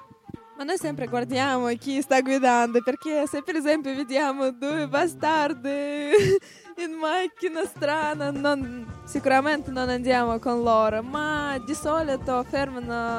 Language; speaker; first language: Italian; non-native, learner; Russian